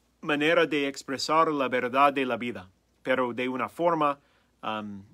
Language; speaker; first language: Spanish; non-native, fluent; English